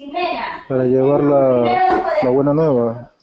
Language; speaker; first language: Spanish; native; Spanish